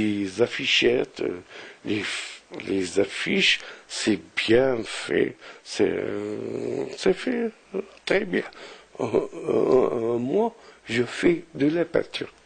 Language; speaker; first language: French; non-native, local second language; Arabic